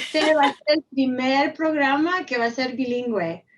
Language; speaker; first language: Spanish; early bilingual, heritage; Spanish